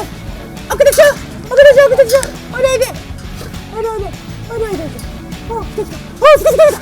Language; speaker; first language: Indonesian; non-native, learner; Japanese